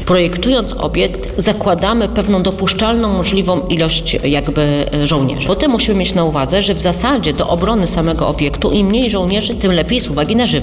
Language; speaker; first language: Polish; native; Polish